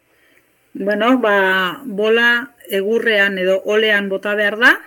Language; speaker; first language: Basque; native; Basque